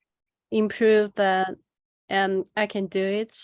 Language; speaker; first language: English; non-native, learner; Chinese